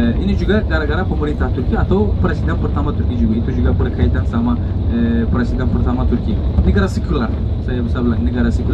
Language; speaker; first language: Indonesian; non-native, fluent; Turkish